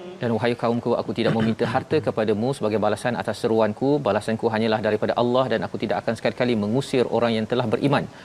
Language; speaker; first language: Malay; native; Malay